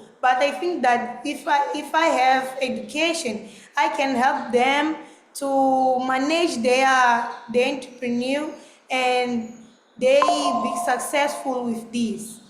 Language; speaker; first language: English; non-native, learner; Portuguese